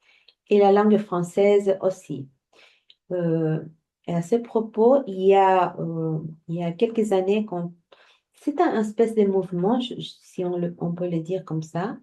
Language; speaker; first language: French; non-native, fluent; Spanish